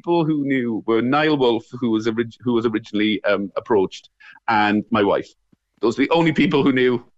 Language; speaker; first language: English; native; English